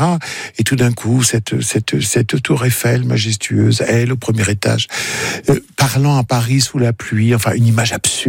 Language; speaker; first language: French; native; French